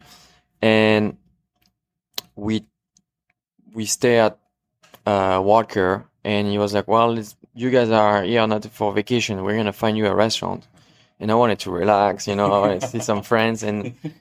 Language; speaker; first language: English; non-native, fluent; French